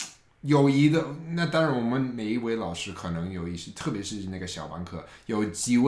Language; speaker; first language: Chinese; non-native, fluent; English